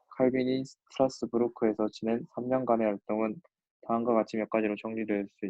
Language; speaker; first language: Korean; native; Korean